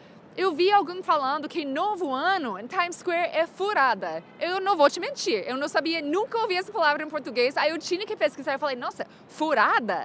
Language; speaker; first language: Portuguese; non-native, fluent; English